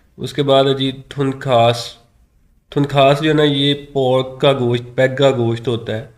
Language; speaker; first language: Urdu; non-native, local second language; Punjabi